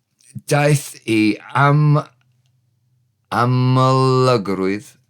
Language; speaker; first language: Welsh; non-native, learner; English